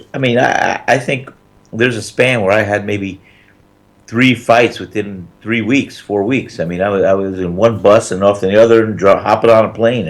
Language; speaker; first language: English; native; English